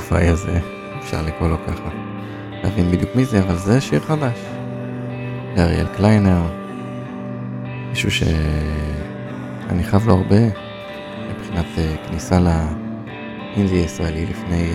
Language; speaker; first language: Hebrew; native; Hebrew